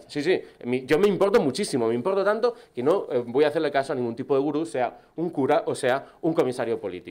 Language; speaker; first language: Spanish; native; Spanish